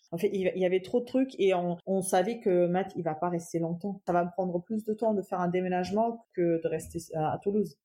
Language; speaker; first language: French; non-native, fluent; German